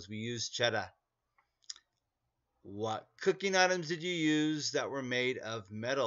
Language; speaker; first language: English; native; English